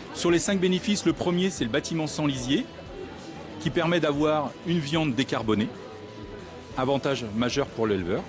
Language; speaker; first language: French; native; French